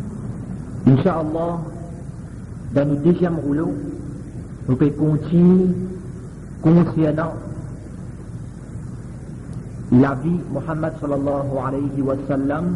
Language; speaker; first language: French; non-native, local second language; Morisyen